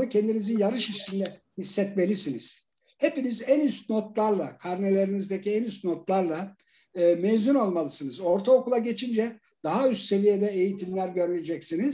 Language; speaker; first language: Turkish; native; Turkish